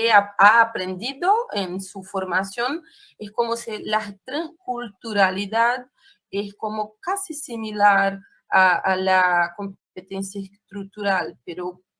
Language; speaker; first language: Spanish; non-native, fluent; Portuguese